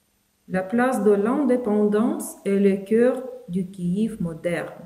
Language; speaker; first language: French; non-native, fluent; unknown